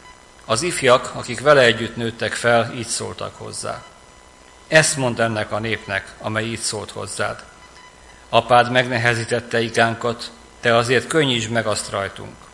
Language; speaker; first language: Hungarian; native; Hungarian